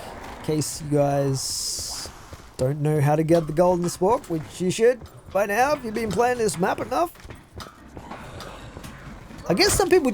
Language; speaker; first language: English; native; English